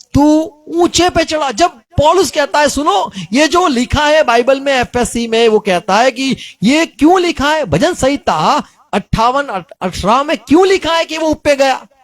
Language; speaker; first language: Hindi; non-native, local second language; Gujarati